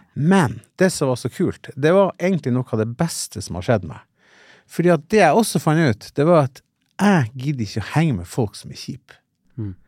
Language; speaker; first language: Norwegian; native; Norwegian